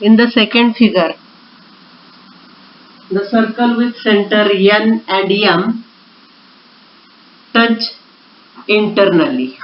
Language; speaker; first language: English; non-native, local second language; Marathi